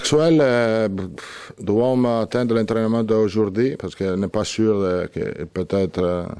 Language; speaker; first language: French; non-native, learner; Italian